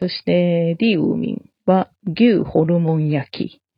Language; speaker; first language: Japanese; non-native, fluent; Chinese